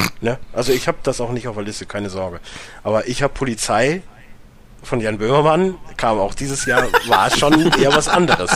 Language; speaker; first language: German; native; German